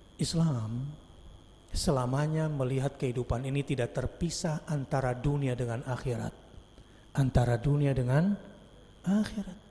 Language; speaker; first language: Indonesian; native; Indonesian